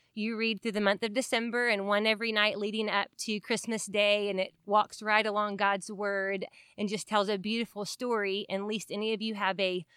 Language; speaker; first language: English; native; English